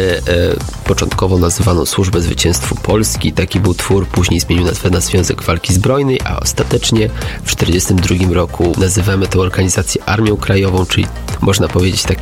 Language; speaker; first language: Polish; native; Polish